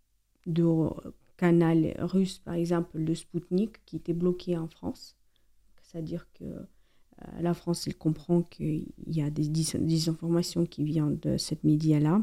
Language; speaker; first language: French; non-native, fluent; Ukrainian